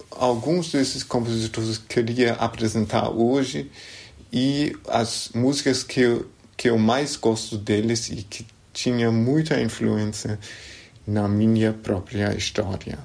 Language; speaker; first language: Portuguese; non-native, fluent; German